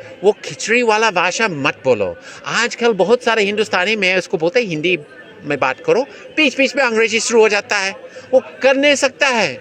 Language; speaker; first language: Hindi; non-native, fluent; English